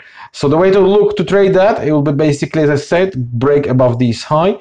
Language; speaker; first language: English; non-native, fluent; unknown